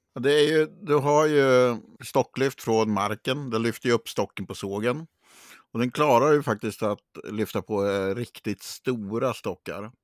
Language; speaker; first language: Swedish; native; Swedish